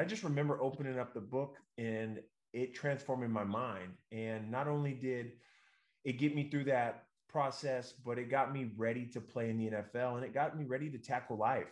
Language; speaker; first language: English; native; English